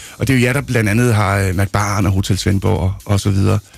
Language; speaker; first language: Danish; native; Danish